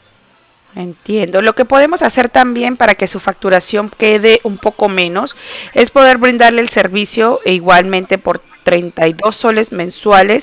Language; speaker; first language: Spanish; native; Spanish